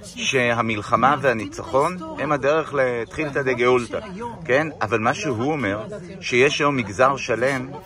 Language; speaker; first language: Hebrew; native; Hebrew